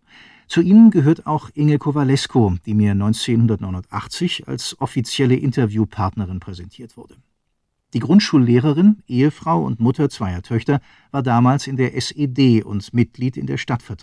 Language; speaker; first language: German; native; German